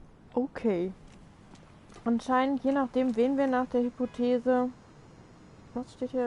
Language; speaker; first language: German; native; German